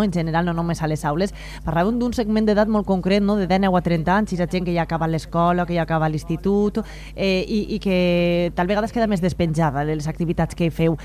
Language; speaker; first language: Spanish; native; Spanish